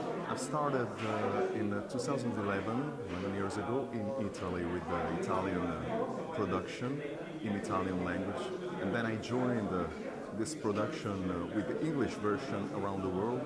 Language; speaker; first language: English; non-native, fluent; Italian